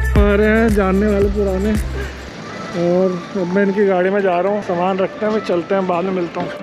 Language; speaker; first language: Hindi; native; Hindi